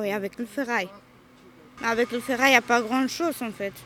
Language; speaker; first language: French; non-native, learner; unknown